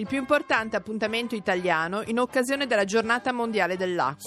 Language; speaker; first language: Italian; native; Italian